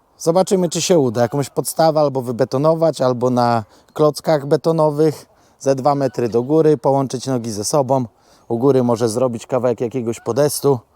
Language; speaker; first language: Polish; native; Polish